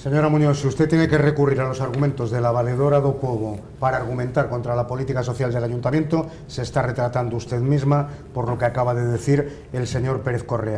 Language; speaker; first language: Spanish; native; Spanish